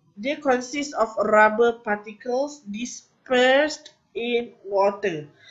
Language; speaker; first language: English; non-native, local second language; Malay